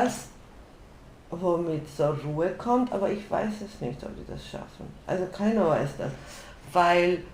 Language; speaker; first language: German; non-native, fluent; Georgian